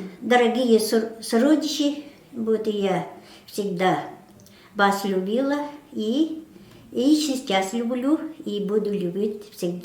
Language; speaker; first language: Russian; non-native, local second language; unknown